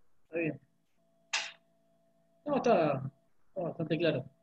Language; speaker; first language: Spanish; native; Spanish